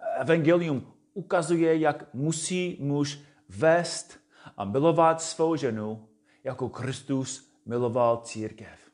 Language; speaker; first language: Czech; non-native, fluent; English